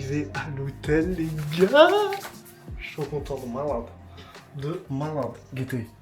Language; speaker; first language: French; native; French